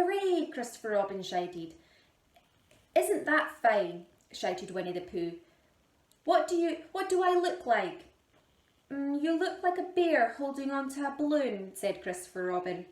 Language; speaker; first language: English; native; English